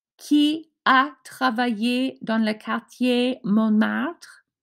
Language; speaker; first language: French; non-native, fluent; English